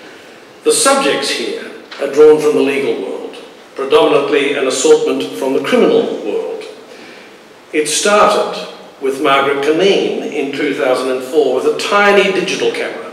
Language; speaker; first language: English; native; English